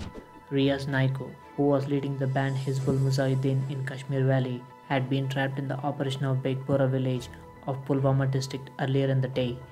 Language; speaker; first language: English; non-native, local second language; Telugu